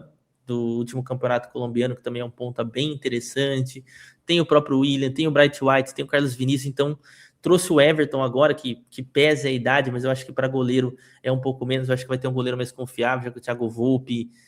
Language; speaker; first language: Portuguese; native; Portuguese